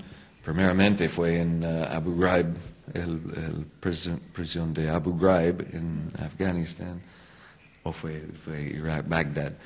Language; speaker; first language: Spanish; non-native, fluent; English